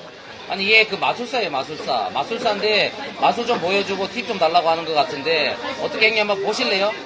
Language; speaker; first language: Korean; native; Korean